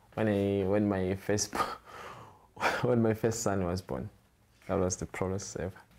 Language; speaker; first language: English; non-native, local second language; Zulu